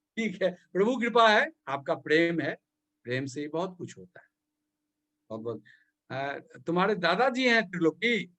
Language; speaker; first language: Hindi; native; Hindi